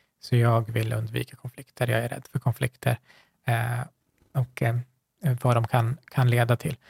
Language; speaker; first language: Swedish; early bilingual, other home language; Kurdish